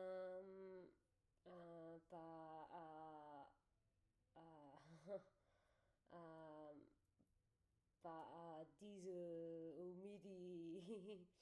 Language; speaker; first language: French; non-native, learner; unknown